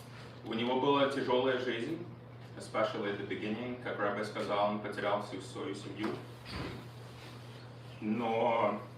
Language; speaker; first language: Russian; early bilingual, heritage; Russian